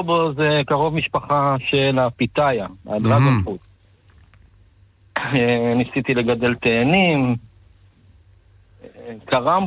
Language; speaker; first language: Hebrew; native; Hebrew